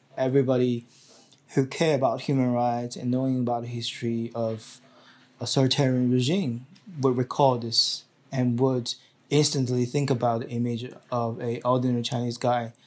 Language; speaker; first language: English; non-native, fluent; Chinese